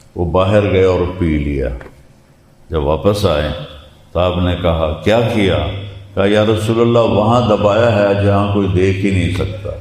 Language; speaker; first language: Urdu; non-native, local second language; Punjabi